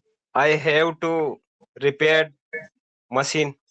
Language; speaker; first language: English; non-native, learner; Hindi